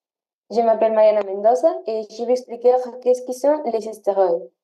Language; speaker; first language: French; non-native, learner; Spanish